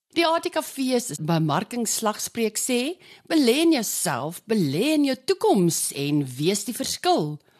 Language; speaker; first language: Afrikaans; native; Afrikaans